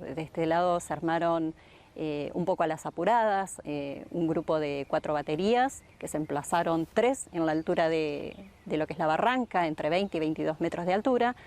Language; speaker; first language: Spanish; native; Spanish